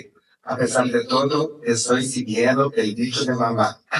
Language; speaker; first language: Spanish; non-native, fluent; Portuguese